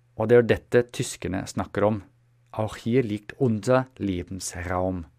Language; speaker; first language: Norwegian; non-native, fluent; German